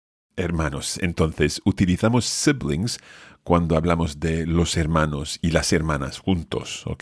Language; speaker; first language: Spanish; non-native, fluent; English